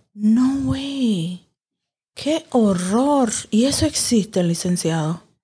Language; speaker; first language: Spanish; early bilingual, heritage; Spanish